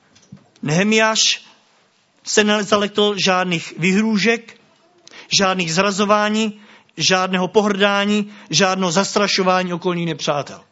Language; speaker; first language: Czech; native; Czech